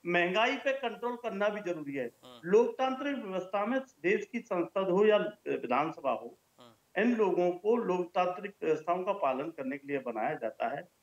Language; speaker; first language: Hindi; native; Hindi